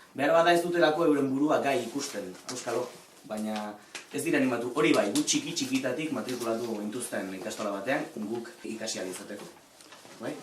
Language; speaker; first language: Basque; non-native, local second language; Spanish